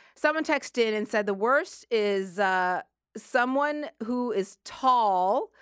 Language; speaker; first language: English; native; English